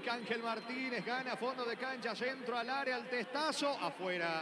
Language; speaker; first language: Spanish; native; Spanish